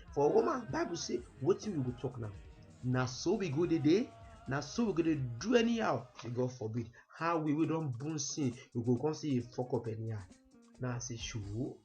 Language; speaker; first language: Nigerian Pidgin; native; Nigerian Pidgin